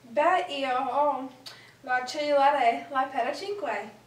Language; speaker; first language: Italian; non-native, learner; English